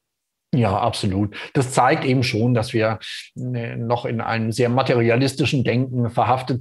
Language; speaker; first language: German; native; German